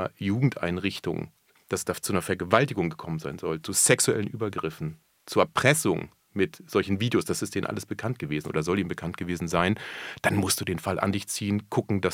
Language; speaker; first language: German; native; German